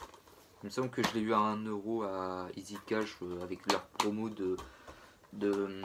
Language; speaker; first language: French; native; French